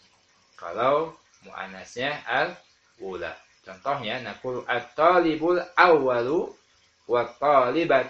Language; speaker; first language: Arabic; non-native, fluent; Indonesian